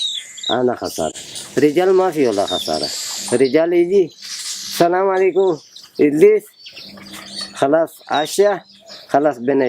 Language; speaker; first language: Arabic; non-native, learner; Bangla